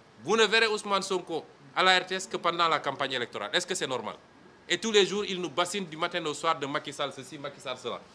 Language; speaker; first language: French; non-native, local second language; Wolof